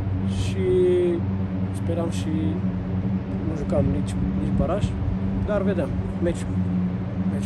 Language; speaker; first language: Romanian; non-native, learner; Macedonian